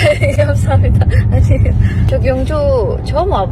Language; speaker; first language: Korean; non-native, fluent; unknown